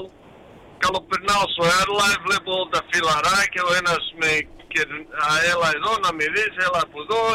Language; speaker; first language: Greek; early bilingual, heritage; Greek